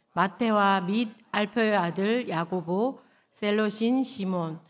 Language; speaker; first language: Korean; native; Korean